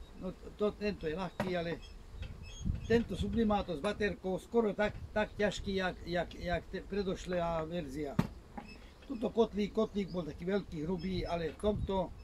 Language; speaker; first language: Slovak; non-native, local second language; Hungarian